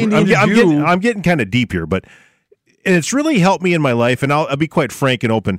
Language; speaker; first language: English; native; English